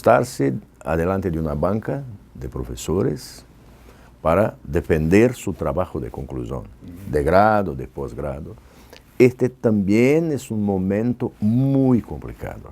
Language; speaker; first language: Spanish; non-native, fluent; Portuguese